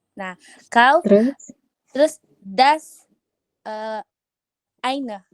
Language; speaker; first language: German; non-native, learner; Indonesian